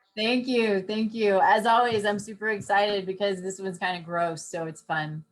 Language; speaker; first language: English; native; English